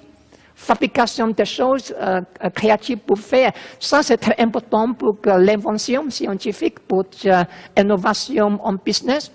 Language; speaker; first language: French; non-native, learner; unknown